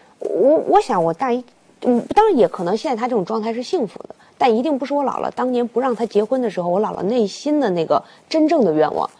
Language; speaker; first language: Chinese; native; Chinese